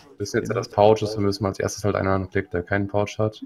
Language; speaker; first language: German; native; German